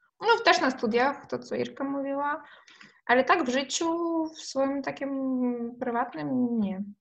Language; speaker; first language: Polish; non-native, fluent; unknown